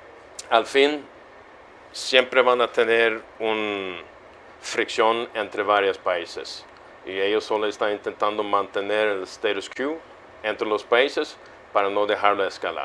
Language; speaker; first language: Spanish; non-native, fluent; Swedish